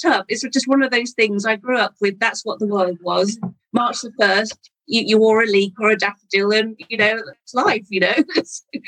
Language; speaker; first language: English; native; English